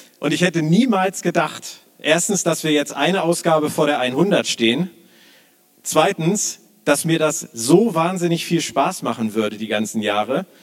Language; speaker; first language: German; native; German